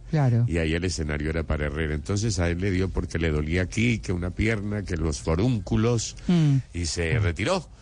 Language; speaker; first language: Spanish; native; Spanish